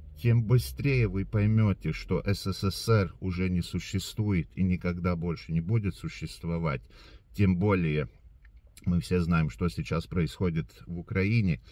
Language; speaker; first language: Russian; non-native, local second language; Latvian